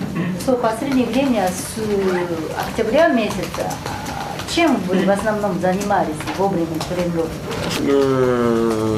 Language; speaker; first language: Russian; non-native, fluent; Japanese